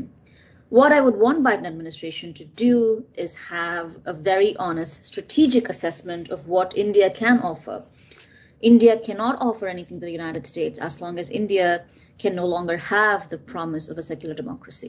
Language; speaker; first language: English; non-native, local second language; Tamil